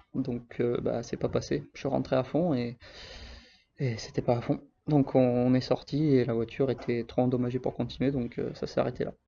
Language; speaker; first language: French; native; French